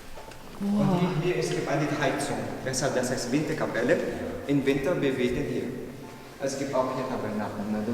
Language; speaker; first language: German; non-native, learner; Filipino